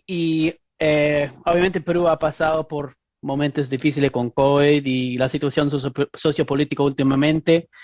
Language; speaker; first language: Spanish; non-native, fluent; English